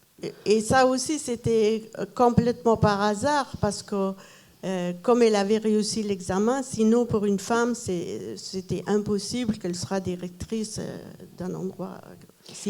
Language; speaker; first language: French; non-native, fluent; Persian